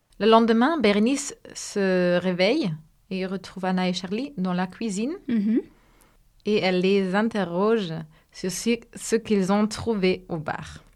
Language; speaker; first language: French; non-native, fluent; Spanish